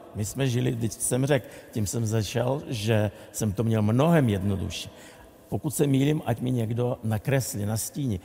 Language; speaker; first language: Czech; non-native, fluent; Russian